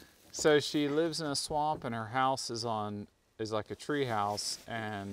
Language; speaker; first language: English; native; English